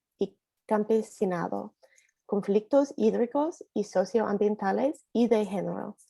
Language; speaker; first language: Spanish; non-native, learner; English